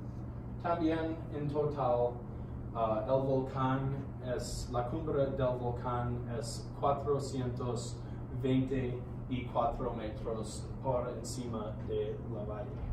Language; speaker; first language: Spanish; non-native, learner; English